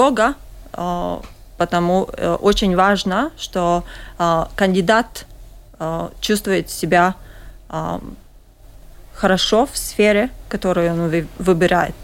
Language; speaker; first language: Russian; non-native, local second language; Latvian